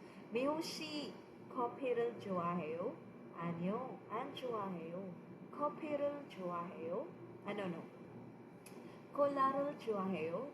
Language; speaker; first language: Korean; non-native, fluent; Filipino